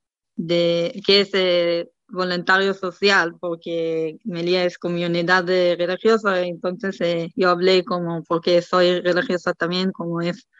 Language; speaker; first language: Spanish; non-native, learner; Hebrew